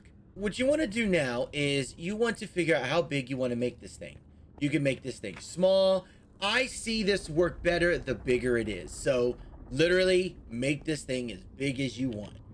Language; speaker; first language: English; native; English